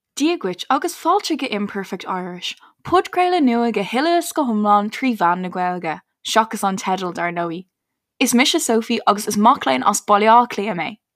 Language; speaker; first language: Irish; non-native, local second language; English